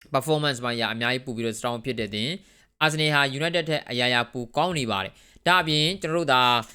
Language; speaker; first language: Burmese; native; Burmese